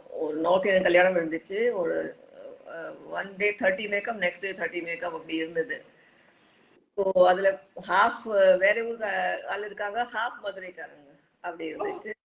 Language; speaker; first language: Tamil; non-native, local second language; Hindi